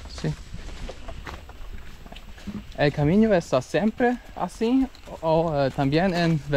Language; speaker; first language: Spanish; non-native, learner; German